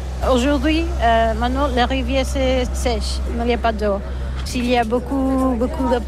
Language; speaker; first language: French; non-native, learner; Catalan